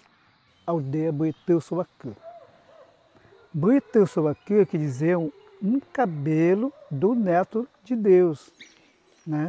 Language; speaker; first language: Portuguese; non-native, local second language; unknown